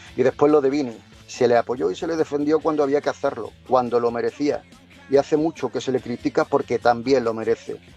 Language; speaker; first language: Spanish; native; Spanish